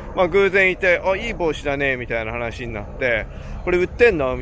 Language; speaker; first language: Japanese; native; Japanese